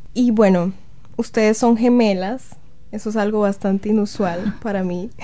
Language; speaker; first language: Spanish; native; Spanish